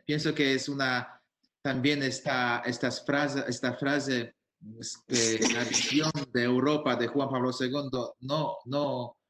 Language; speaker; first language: Spanish; non-native, fluent; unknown